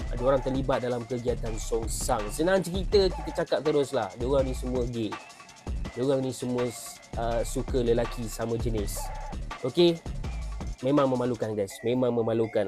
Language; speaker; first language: Malay; native; Malay